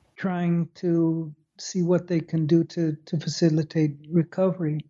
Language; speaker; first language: English; native; English